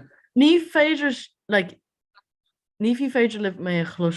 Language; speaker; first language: Irish; non-native, local second language; English